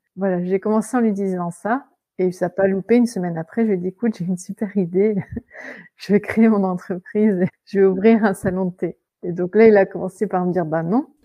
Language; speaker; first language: French; native; French